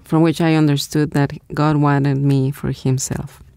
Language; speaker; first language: English; non-native, fluent; Spanish